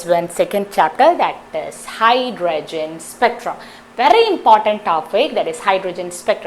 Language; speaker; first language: English; non-native, local second language; Malayalam